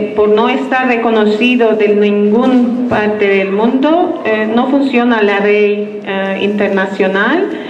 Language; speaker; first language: Spanish; non-native, fluent; Turkish